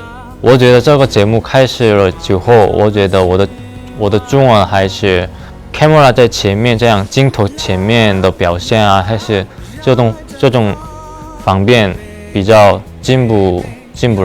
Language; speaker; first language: Chinese; non-native, learner; Korean